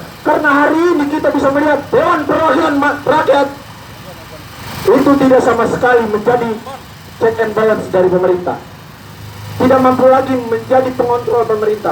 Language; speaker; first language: Indonesian; native; Indonesian